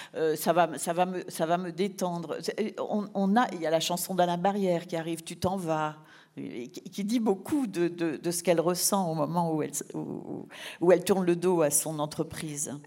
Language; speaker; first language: French; native; French